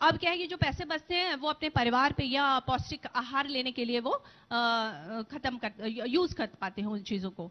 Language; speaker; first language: Hindi; native; Hindi